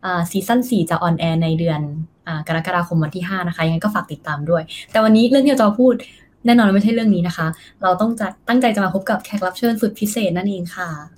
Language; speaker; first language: Thai; native; Thai